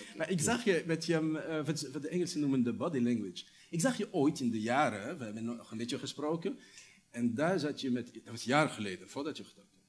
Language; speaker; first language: Dutch; non-native, fluent; Arabic